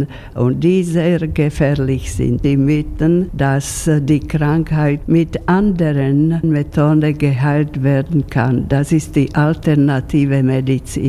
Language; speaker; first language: German; non-native, fluent; Slovak